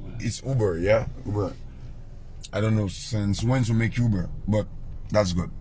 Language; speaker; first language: English; non-native, learner; Haitian Creole